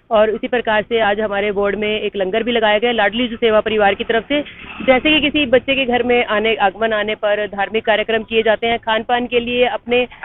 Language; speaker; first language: Hindi; native; Hindi